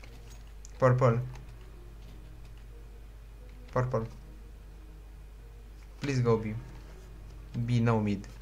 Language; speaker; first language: English; non-native, learner; Romanian